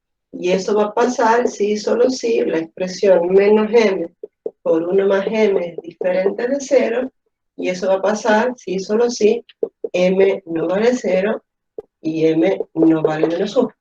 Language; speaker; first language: Spanish; native; Spanish